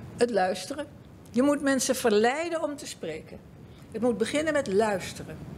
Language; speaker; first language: Dutch; native; Dutch